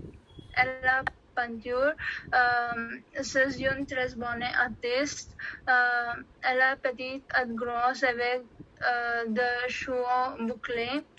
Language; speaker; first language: French; non-native, learner; Odia